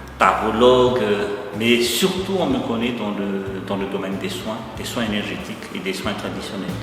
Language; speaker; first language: French; non-native, local second language; Malagasy